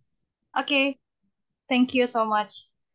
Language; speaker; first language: English; non-native, learner; Indonesian